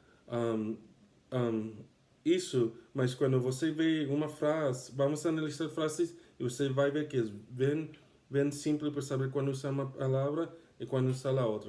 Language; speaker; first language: Portuguese; non-native, fluent; English